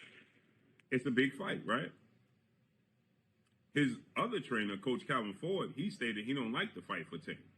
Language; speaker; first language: English; native; English